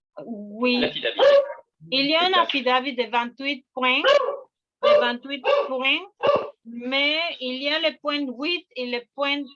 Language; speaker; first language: French; non-native, fluent; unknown